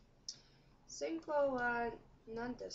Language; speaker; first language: Japanese; non-native, learner; English